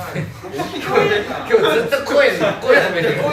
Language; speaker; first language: Japanese; native; Japanese